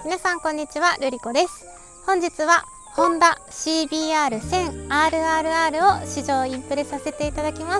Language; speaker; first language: Japanese; native; Japanese